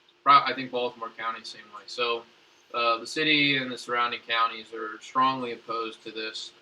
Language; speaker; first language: English; native; English